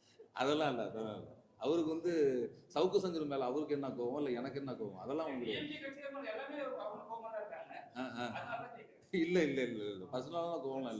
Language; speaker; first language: Tamil; native; Tamil